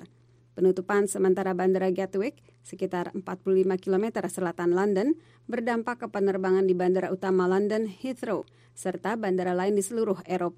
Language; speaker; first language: Indonesian; native; Indonesian